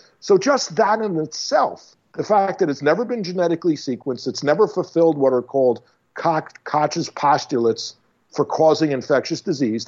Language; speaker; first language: English; native; English